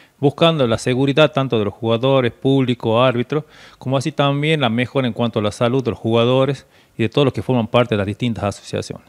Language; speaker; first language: Spanish; native; Spanish